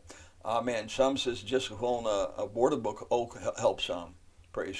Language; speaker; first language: Dutch; non-native, fluent; English